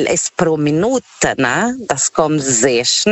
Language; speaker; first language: German; non-native, learner; Portuguese